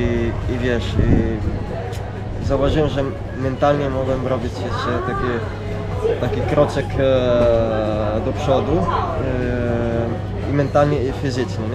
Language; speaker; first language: Polish; non-native, fluent; Italian